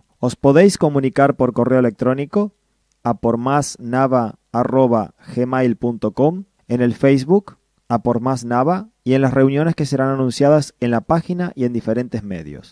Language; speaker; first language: Spanish; native; Spanish